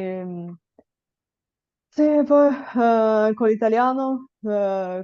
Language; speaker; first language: Italian; non-native, fluent; Bulgarian